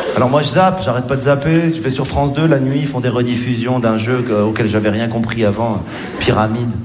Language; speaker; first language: French; native; French